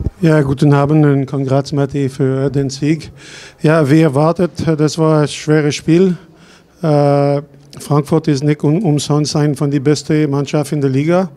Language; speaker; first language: German; non-native, fluent; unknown